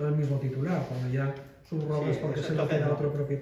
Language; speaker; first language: Spanish; native; Spanish